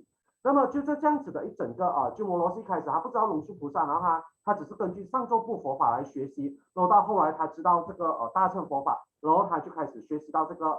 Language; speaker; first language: Chinese; native; Chinese